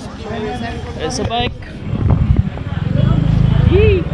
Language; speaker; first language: English; non-native, local second language; Filipino